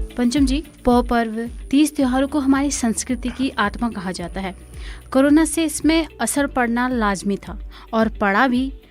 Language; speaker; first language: Hindi; native; Hindi